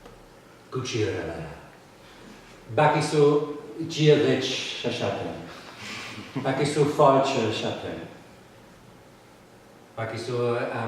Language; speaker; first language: Basque; non-native, fluent; English